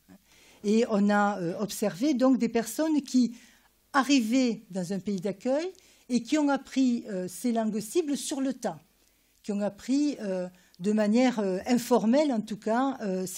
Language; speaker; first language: French; native; French